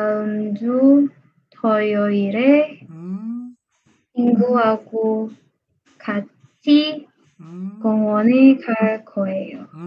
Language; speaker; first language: Korean; non-native, learner; Indonesian